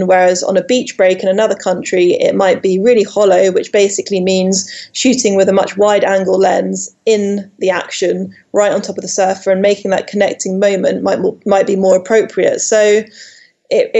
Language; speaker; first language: English; native; English